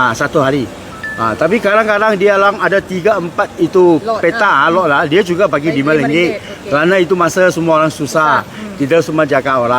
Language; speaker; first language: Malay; non-native, local second language; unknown